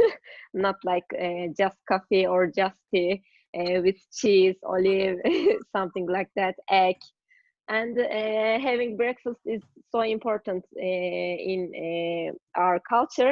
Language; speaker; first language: English; non-native, learner; Turkish